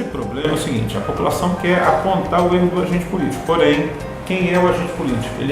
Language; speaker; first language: Portuguese; native; Portuguese